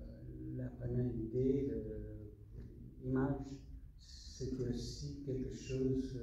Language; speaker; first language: French; non-native, fluent; English